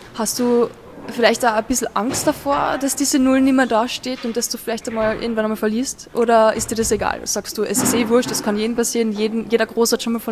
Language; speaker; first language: German; native; German